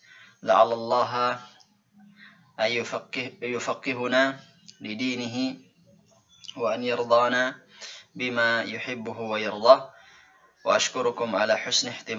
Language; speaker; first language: Arabic; non-native, fluent; Indonesian